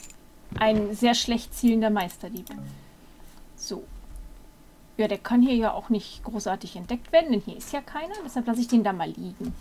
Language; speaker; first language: German; native; German